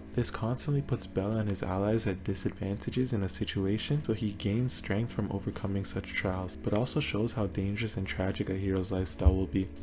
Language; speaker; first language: English; native; English